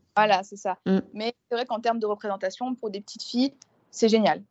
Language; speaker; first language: French; native; French